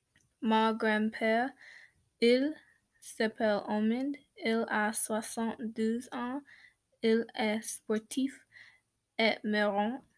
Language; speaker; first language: French; non-native, learner; English